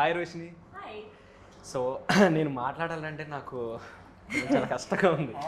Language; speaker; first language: Telugu; native; Telugu